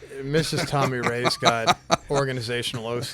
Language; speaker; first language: English; native; English